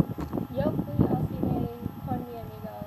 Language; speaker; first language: Spanish; non-native, learner; English